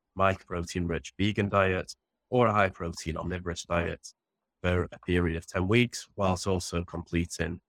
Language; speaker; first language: English; native; English